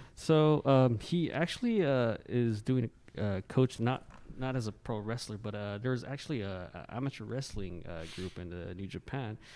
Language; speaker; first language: English; non-native, fluent; Japanese